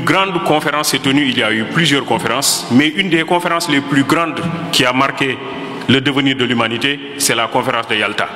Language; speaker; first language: French; non-native, local second language; Wolof